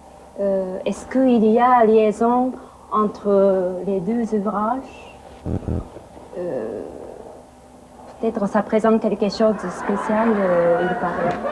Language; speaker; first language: French; non-native, fluent; Japanese